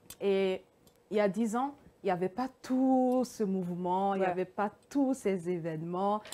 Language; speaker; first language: French; early bilingual, heritage; French